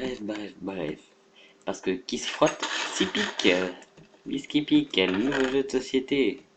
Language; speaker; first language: French; native; French